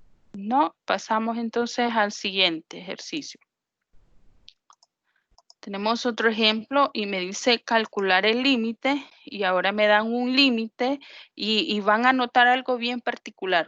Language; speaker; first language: Spanish; native; Spanish